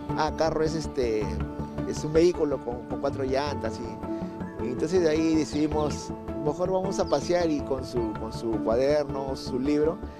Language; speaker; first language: Spanish; native; Spanish